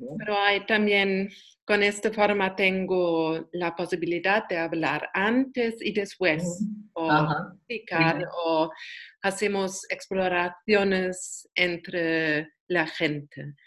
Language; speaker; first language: Spanish; non-native, learner; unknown